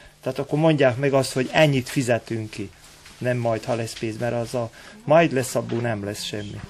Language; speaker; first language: Hungarian; native; Hungarian